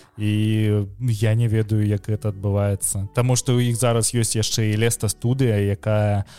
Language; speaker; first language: Belarusian; non-native, local second language; Russian